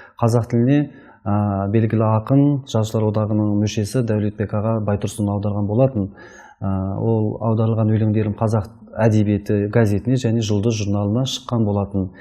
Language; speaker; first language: Kazakh; non-native, local second language; Uyghur